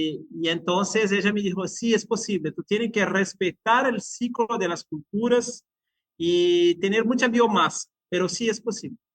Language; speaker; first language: Spanish; non-native, fluent; Portuguese